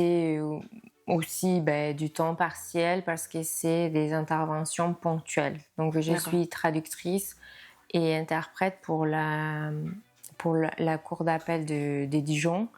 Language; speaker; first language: French; non-native, fluent; Spanish